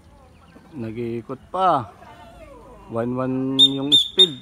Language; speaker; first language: Filipino; native; Filipino